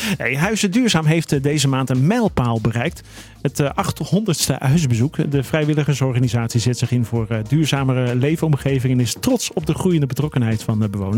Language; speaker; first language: Dutch; native; Dutch